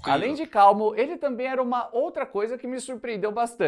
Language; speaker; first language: Portuguese; native; Portuguese